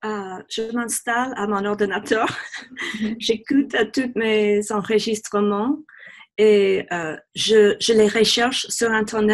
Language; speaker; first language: French; non-native, fluent; English